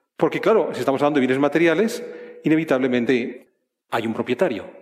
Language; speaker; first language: Spanish; native; Spanish